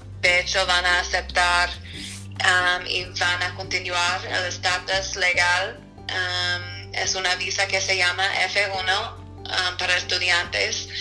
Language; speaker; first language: Spanish; non-native, fluent; English